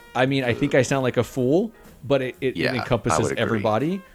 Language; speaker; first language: English; native; English